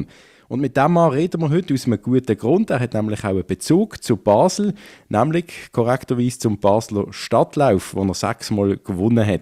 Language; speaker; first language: German; native; German